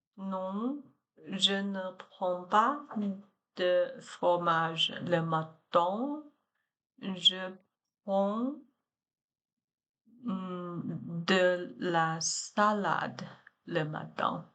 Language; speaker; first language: French; non-native, learner; Chinese